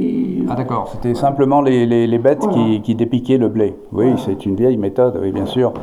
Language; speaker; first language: French; native; French